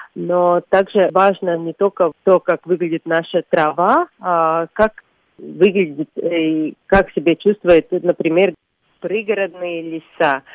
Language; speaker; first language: Russian; non-native, local second language; Latvian